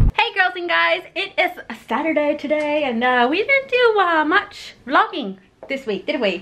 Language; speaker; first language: English; native; English